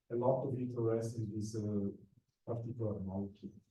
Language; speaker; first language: English; non-native, fluent; Italian